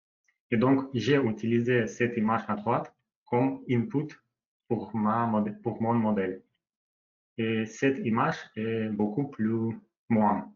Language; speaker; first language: French; non-native, learner; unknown